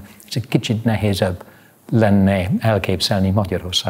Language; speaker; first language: Hungarian; non-native, fluent; English